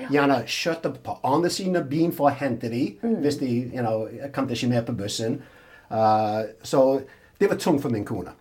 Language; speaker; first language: Norwegian; non-native, fluent; English